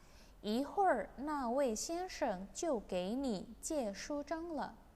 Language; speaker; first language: Chinese; non-native, fluent; Indonesian